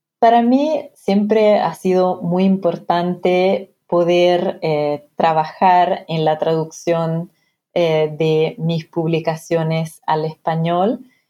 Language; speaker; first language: Spanish; non-native, fluent; Italian